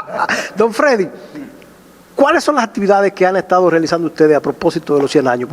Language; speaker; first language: Spanish; native; Spanish